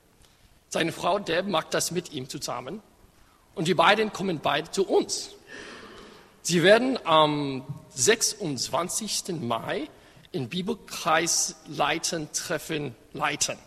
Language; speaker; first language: German; non-native, fluent; English